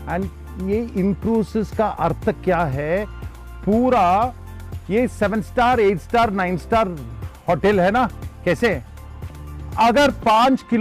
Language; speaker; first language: Hindi; non-native, local second language; Tamil